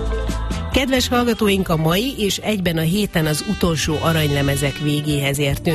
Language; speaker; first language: Hungarian; native; Hungarian